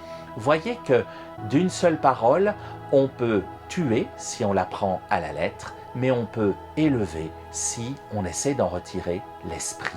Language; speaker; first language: French; native; French